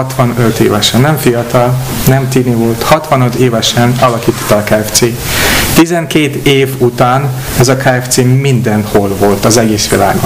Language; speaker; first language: Hungarian; non-native, fluent; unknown